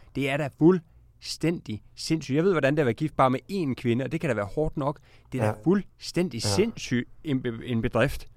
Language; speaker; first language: Danish; native; Danish